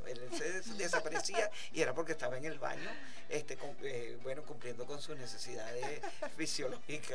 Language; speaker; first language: Spanish; native; Spanish